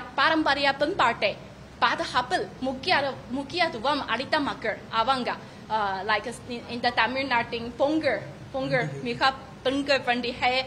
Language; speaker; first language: Tamil; non-native, fluent; Chinese